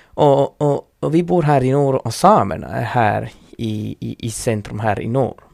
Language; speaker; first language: Swedish; non-native, fluent; Northern Sami